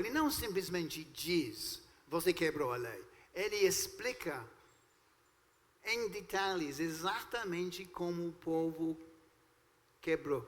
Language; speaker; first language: Portuguese; non-native, fluent; English